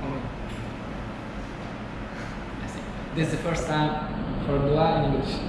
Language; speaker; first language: English; non-native, learner; Uzbek